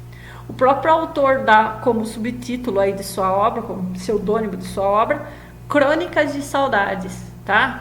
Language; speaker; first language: Portuguese; native; Portuguese